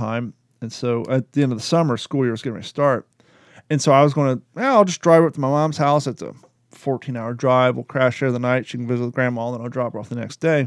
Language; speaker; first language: English; native; English